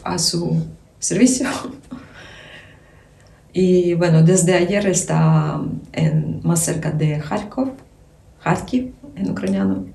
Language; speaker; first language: Spanish; non-native, fluent; Ukrainian